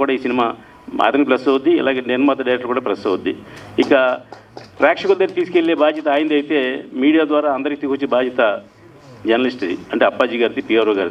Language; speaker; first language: Telugu; native; Telugu